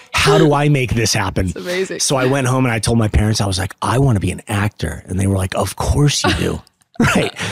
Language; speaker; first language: English; native; English